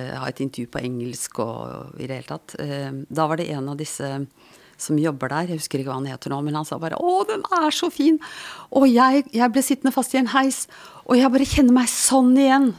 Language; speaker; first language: Norwegian; native; Norwegian